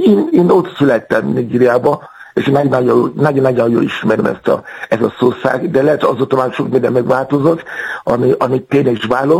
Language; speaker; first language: Hungarian; non-native, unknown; Yoruba